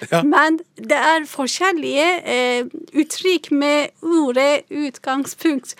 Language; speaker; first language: Norwegian; non-native, fluent; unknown